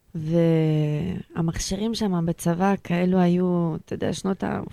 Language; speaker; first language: Hebrew; early bilingual, other home language; Russian